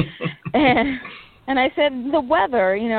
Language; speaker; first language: English; non-native, fluent; Spanish